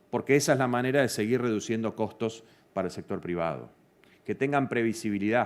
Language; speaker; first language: Spanish; native; Spanish